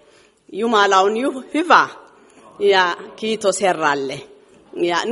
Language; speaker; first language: Finnish; non-native, fluent; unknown